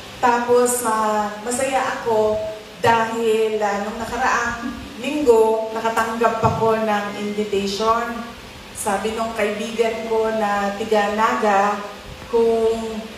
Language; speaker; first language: Filipino; non-native, local second language; Cebuano